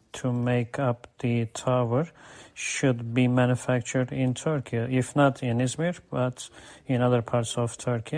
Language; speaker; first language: English; non-native, fluent; Turkish